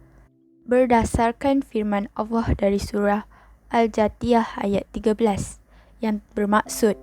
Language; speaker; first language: Malay; native; Malay